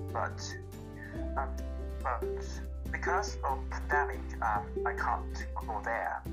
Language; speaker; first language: English; non-native, learner; Korean